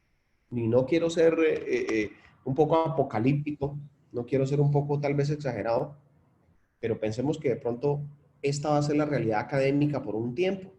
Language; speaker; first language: Spanish; native; Spanish